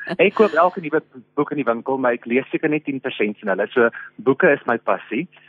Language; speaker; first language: Afrikaans; native; Afrikaans